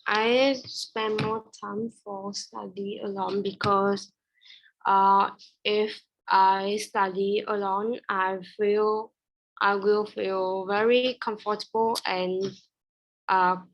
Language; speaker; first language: English; non-native, learner; Vietnamese